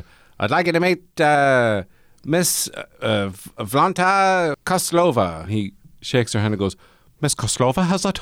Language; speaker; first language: English; native; English